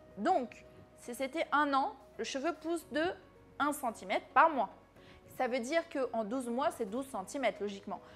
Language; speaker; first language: French; early bilingual, other home language; Arabic